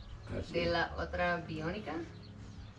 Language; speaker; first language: Spanish; non-native, learner; English